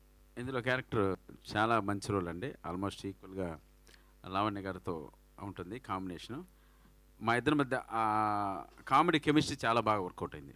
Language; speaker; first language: Telugu; native; Telugu